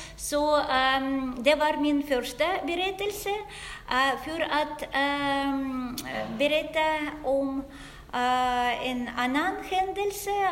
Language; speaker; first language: Swedish; non-native, fluent; Russian